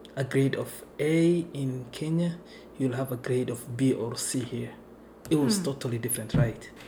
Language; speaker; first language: English; non-native, local second language; Somali